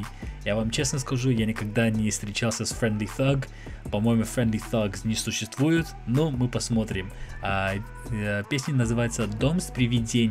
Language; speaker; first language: Russian; non-native, fluent; English